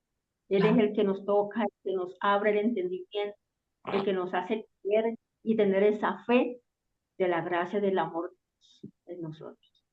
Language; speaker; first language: Spanish; native; Spanish